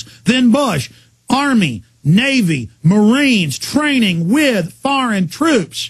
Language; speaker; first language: English; native; English